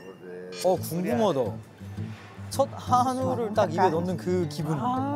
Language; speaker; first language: Korean; native; Korean